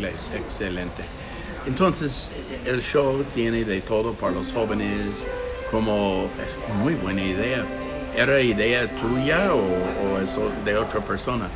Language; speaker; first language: Spanish; non-native, fluent; English